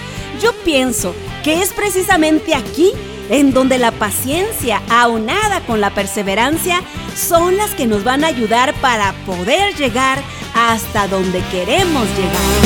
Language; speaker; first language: Spanish; native; Spanish